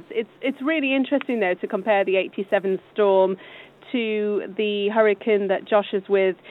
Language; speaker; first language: English; native; English